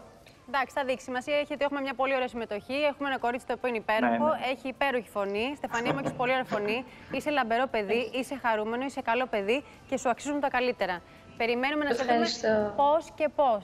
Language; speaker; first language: Greek; native; Greek